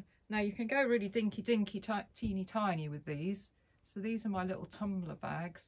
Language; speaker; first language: English; native; English